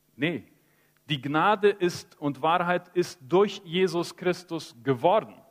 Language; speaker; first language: German; early bilingual, heritage; Spanish